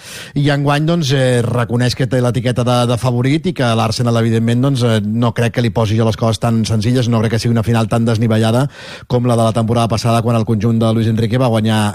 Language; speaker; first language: Catalan; native; Catalan